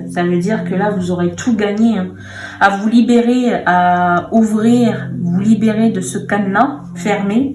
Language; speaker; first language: French; native; French